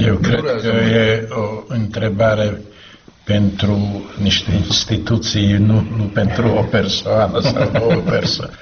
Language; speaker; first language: Romanian; non-native, fluent; Slovak